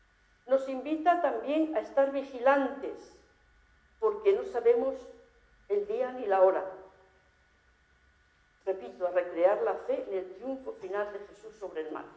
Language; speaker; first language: Spanish; native; Spanish